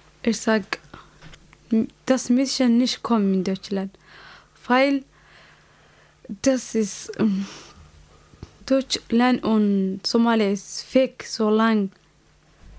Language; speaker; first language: German; non-native, learner; Somali